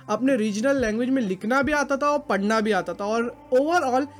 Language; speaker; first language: Hindi; native; Hindi